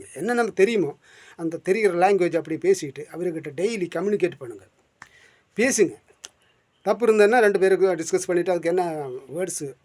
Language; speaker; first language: Tamil; non-native, local second language; Malayalam